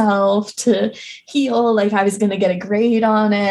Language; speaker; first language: English; native; English